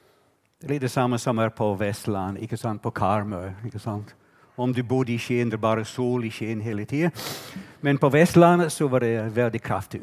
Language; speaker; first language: Norwegian; non-native, fluent; English